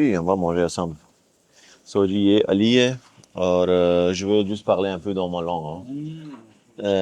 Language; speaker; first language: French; non-native, learner; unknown